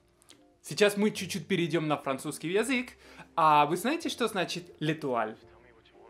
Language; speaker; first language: Russian; non-native, fluent; Spanish